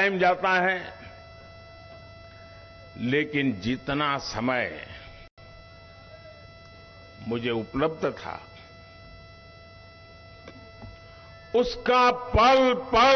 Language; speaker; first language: Hindi; native; Hindi